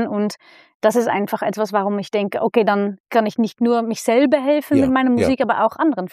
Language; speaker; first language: German; non-native, fluent; Dutch